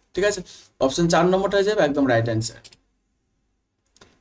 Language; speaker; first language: Hindi; non-native, local second language; Bangla